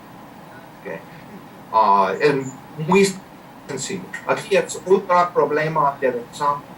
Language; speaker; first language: Spanish; non-native, fluent; English